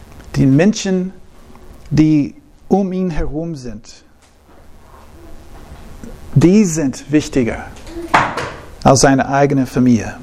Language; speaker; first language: German; non-native, fluent; English